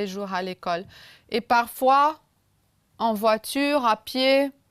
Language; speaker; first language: French; non-native, fluent; Romanian